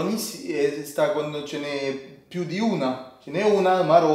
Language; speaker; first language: Italian; early bilingual, heritage; Italian